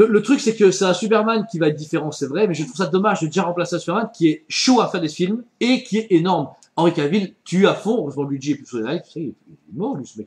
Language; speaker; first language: French; native; French